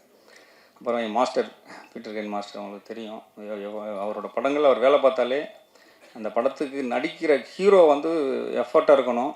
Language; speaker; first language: Tamil; native; Tamil